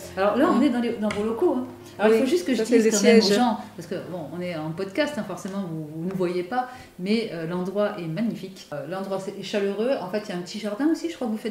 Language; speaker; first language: French; native; French